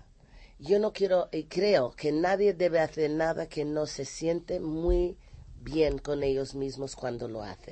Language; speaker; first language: Spanish; non-native, fluent; English